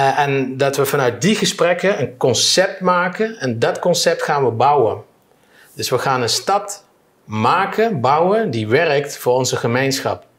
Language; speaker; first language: Dutch; native; Dutch